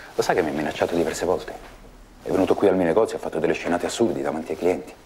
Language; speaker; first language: Italian; native; Italian